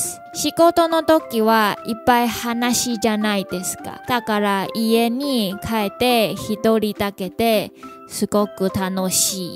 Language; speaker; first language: Japanese; non-native, learner; Chinese